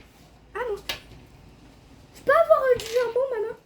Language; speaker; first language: French; native; French